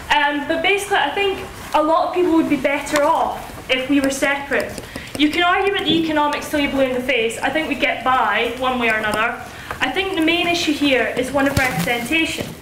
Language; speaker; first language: English; native; English